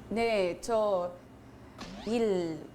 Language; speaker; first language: Korean; non-native, learner; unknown